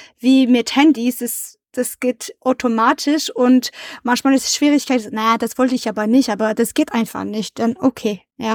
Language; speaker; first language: German; non-native, learner; French